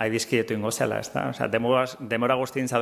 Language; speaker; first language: Basque; native; Basque